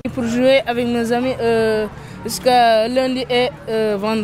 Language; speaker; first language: Italian; non-native, learner; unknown